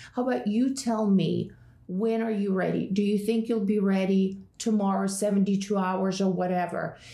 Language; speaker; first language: English; non-native, fluent; Russian